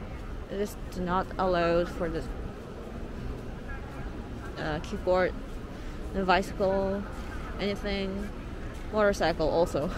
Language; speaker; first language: English; non-native, learner; Korean